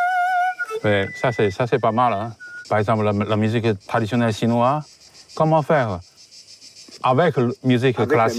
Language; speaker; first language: French; non-native, learner; Chinese